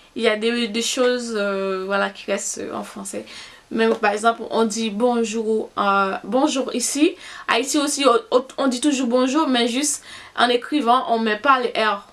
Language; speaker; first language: French; non-native, local second language; Haitian Creole